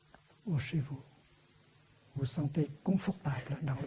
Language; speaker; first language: French; non-native, fluent; Vietnamese